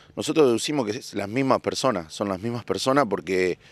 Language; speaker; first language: Spanish; native; Spanish